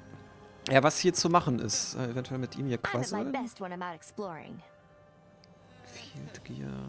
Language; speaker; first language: German; native; German